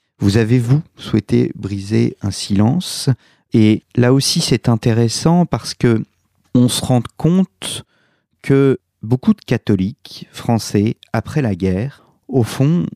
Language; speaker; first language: French; native; French